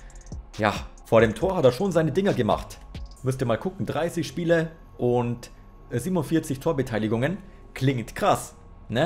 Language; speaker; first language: German; native; German